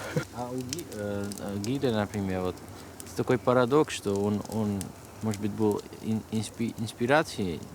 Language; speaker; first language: Russian; non-native, learner; Dutch